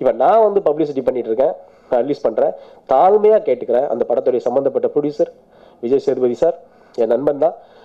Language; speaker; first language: Tamil; native; Tamil